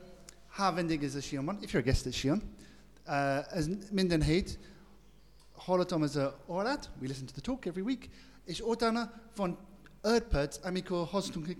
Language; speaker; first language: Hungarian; non-native, learner; English